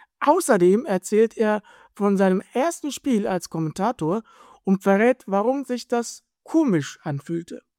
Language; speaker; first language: German; native; German